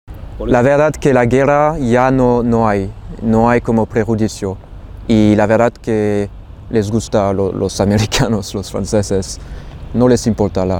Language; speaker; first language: Spanish; non-native, fluent; French